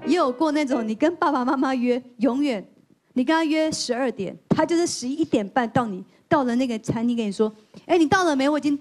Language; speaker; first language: Chinese; native; Chinese